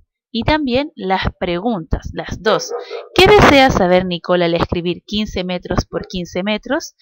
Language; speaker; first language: Spanish; native; Spanish